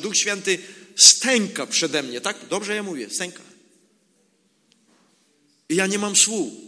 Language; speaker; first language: Polish; non-native, learner; Ukrainian